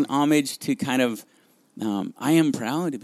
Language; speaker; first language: English; early bilingual, other home language; Spanish